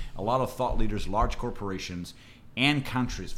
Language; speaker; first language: English; non-native, fluent; Italian